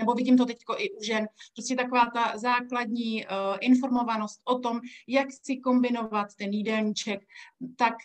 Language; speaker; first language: Czech; native; Czech